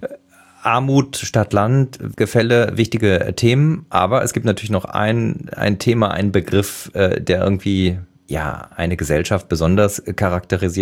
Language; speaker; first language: German; native; German